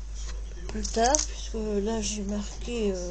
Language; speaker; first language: French; native; French